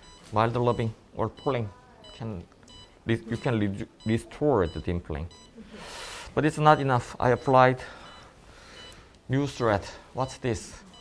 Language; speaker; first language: English; non-native, fluent; Korean